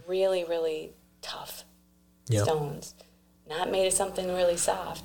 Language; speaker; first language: English; native; English